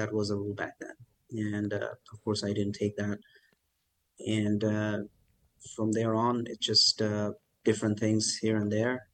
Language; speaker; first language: English; non-native, local second language; Bangla